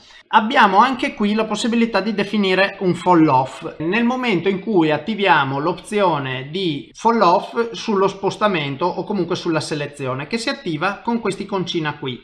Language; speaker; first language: Italian; native; Italian